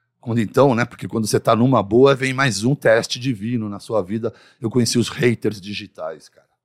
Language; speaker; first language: Portuguese; early bilingual, other home language; Arabic